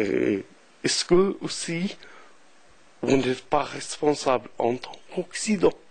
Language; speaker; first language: French; non-native, local second language; Arabic